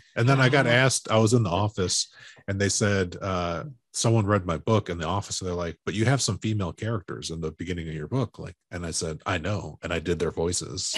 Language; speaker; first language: English; native; English